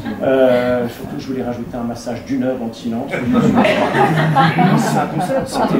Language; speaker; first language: French; native; French